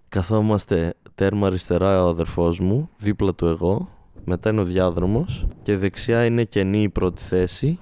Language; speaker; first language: Greek; native; Greek